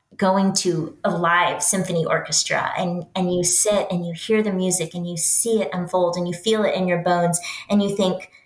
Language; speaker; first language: English; native; English